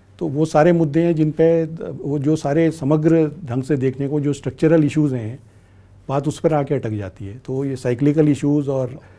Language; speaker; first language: Hindi; native; Hindi